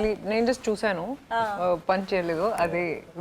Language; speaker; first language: Telugu; non-native, fluent; Hindi